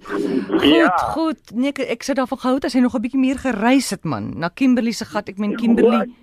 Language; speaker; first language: Afrikaans; native; Afrikaans